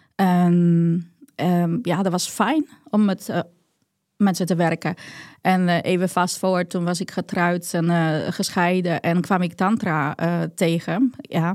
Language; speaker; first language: Dutch; non-native, fluent; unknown